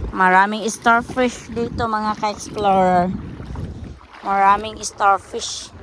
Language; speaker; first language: Filipino; non-native, local second language; Cebuano